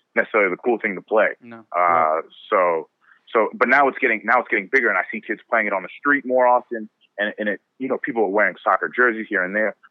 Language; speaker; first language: English; native; English